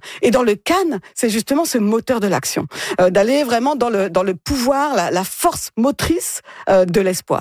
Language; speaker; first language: French; native; French